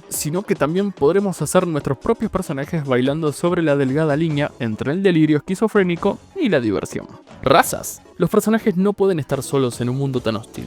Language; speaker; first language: Spanish; native; Spanish